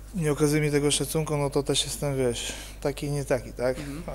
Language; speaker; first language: Polish; native; Polish